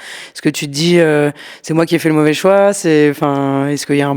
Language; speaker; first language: French; native; French